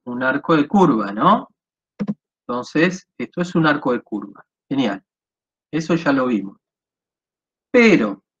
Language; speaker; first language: Spanish; native; Spanish